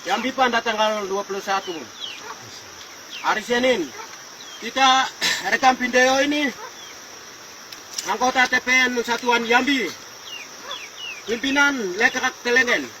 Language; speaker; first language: Indonesian; non-native, local second language; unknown